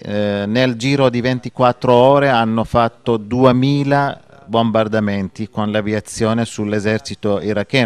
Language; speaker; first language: Italian; non-native, fluent; Kurdish